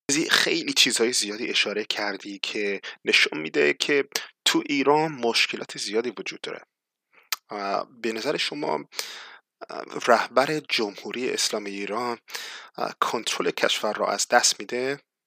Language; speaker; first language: Persian; non-native, fluent; English